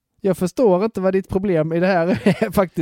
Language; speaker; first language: Swedish; native; Swedish